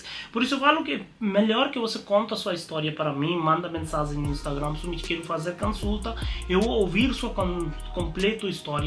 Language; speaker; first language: Portuguese; non-native, learner; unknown